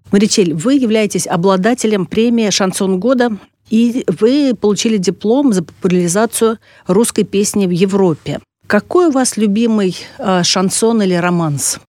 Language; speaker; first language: Russian; native; Russian